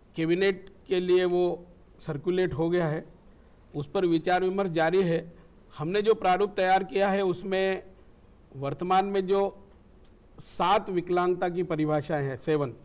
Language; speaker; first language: Hindi; native; Hindi